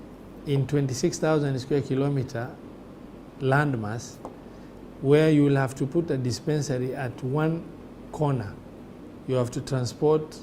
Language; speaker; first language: English; non-native, local second language; Somali